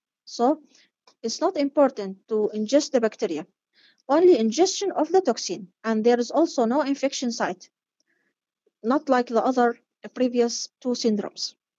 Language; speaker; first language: English; non-native, fluent; Arabic